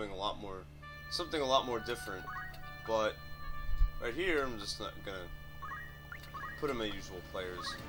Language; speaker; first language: English; native; English